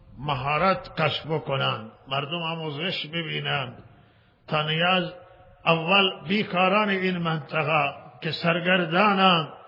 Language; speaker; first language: Persian; non-native, local second language; Baluchi